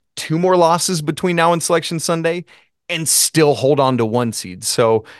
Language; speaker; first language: English; native; English